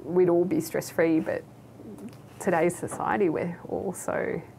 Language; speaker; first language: English; native; English